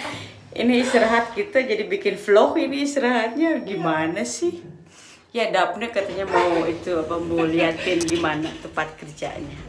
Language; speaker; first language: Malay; non-native, local second language; Sundanese